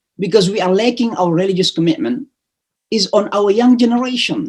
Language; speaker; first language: English; non-native, fluent; Indonesian